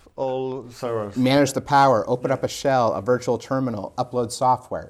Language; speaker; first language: English; native; English